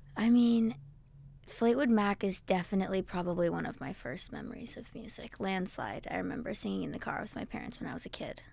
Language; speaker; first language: English; native; English